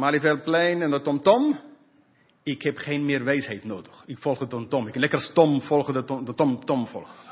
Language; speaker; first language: Dutch; non-native, fluent; English